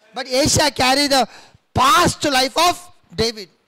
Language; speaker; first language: English; non-native, local second language; Telugu